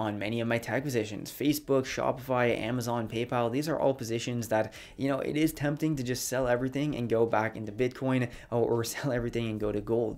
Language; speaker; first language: English; native; English